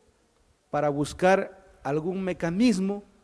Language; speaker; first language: Spanish; native; Spanish